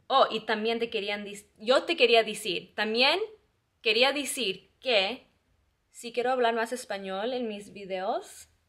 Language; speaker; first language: Spanish; early bilingual, heritage; Spanish